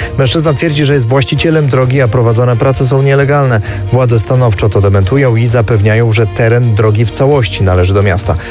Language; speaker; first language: Polish; native; Polish